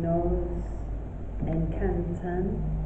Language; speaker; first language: Spanish; non-native, learner; English